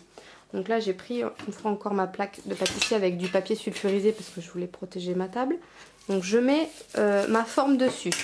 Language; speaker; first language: French; native; French